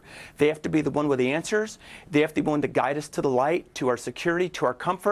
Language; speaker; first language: English; native; English